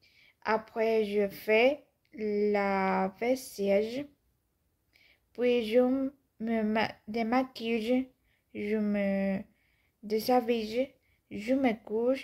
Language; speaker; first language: French; non-native, learner; Spanish